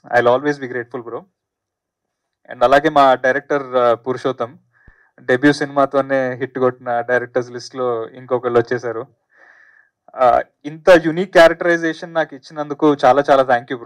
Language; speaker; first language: Telugu; native; Telugu